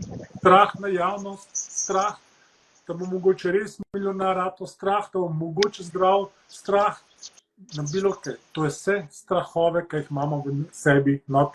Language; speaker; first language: Slovenian; early bilingual, heritage; Slovenian